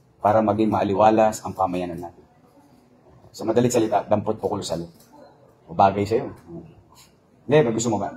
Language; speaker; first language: Filipino; native; Filipino